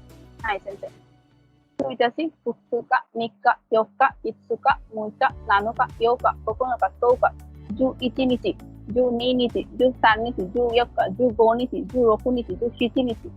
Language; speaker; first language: Japanese; non-native, learner; Bangla